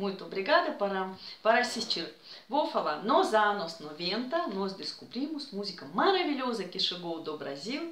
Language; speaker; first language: Portuguese; non-native, fluent; Russian